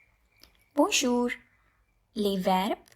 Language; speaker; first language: French; non-native, fluent; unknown